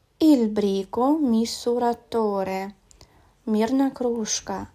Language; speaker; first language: Italian; non-native, learner; Ukrainian